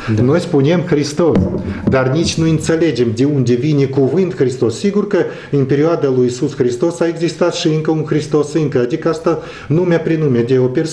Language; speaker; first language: Romanian; non-native, local second language; Russian